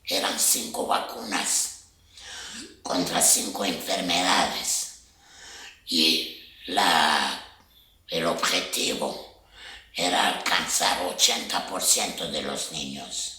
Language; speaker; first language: Spanish; non-native, fluent; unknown